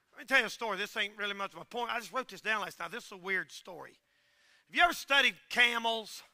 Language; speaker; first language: English; native; English